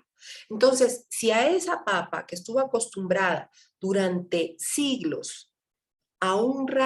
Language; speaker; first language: Spanish; native; Spanish